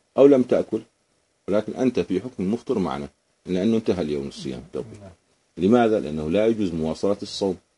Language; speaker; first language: Arabic; native; Arabic